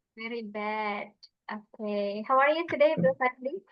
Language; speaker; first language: English; non-native, learner; Indonesian